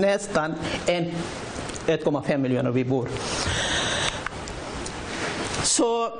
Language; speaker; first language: Swedish; non-native, learner; Rohingya